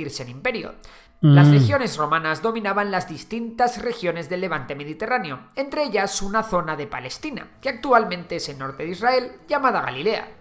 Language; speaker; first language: Spanish; native; Spanish